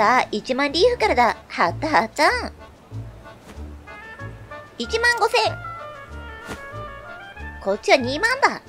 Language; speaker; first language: Japanese; native; Japanese